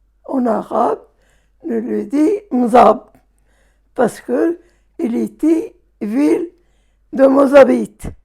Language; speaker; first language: French; non-native, learner; Arabic